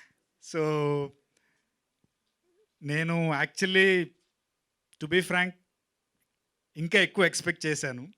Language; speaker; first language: Telugu; native; Telugu